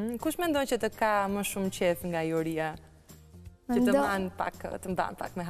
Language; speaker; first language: Albanian; native; Albanian